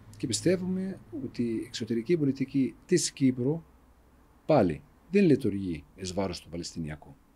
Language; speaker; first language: Greek; non-native, fluent; Arabic